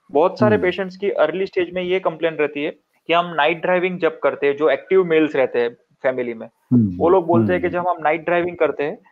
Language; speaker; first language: Hindi; non-native, local second language; Gujarati